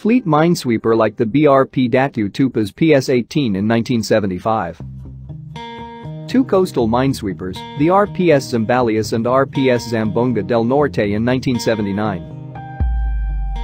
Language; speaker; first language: English; non-native, local second language; Filipino